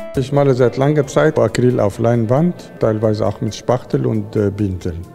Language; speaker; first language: German; non-native, fluent; Arabic